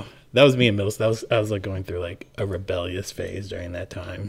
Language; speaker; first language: English; early bilingual, other home language; Cantonese